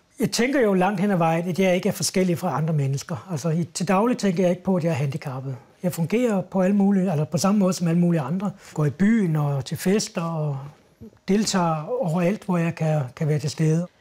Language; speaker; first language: Danish; native; Danish